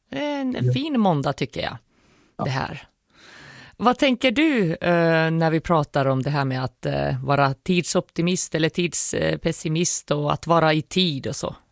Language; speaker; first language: Swedish; native; Swedish